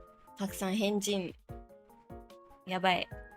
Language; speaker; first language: Japanese; non-native, learner; English